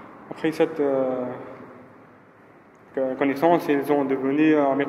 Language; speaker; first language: French; non-native, learner; Arabic